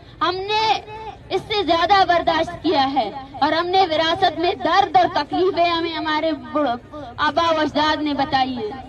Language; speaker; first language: Urdu; non-native, local second language; Baluchi